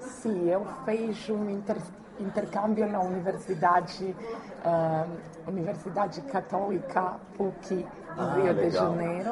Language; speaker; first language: Portuguese; non-native, learner; Croatian